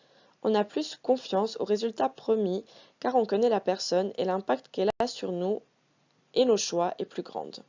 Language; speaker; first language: French; native; French